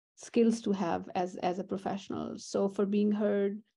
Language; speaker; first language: English; non-native, local second language; Urdu